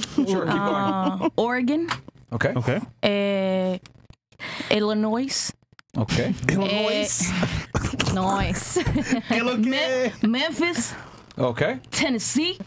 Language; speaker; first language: English; native; English